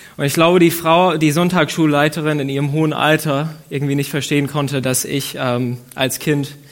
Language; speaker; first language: German; non-native, fluent; English